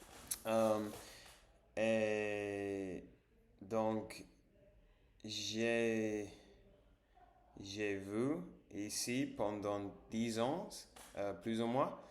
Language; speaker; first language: French; non-native, learner; English